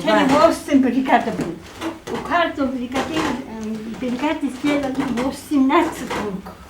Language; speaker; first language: Russian; non-native, local second language; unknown